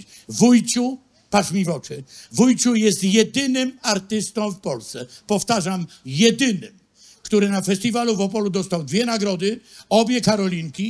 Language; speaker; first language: Polish; native; Polish